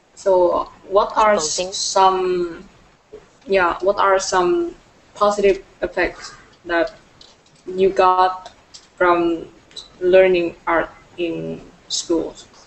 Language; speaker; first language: English; non-native, fluent; Vietnamese